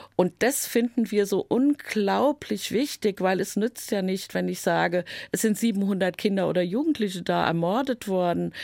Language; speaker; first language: German; native; German